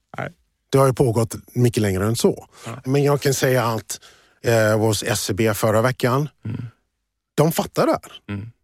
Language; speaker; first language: Swedish; early bilingual, other home language; English